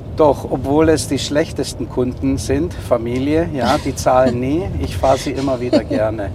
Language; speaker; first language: German; non-native, fluent; Greek